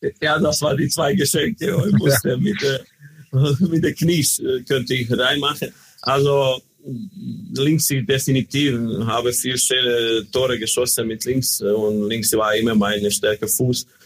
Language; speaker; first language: German; non-native, learner; Croatian